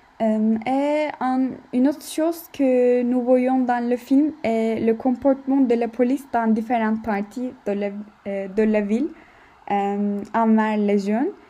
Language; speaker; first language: French; non-native, learner; Turkish